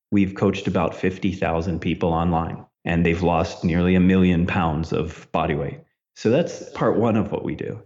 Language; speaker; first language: English; early bilingual, other home language; Italian